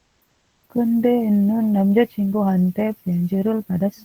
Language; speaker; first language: Korean; non-native, learner; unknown